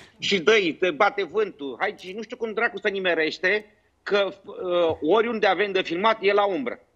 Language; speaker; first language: Romanian; native; Romanian